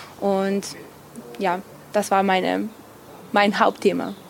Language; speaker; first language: German; non-native, fluent; Serbian